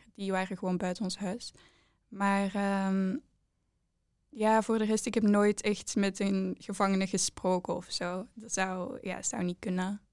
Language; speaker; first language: Dutch; native; Dutch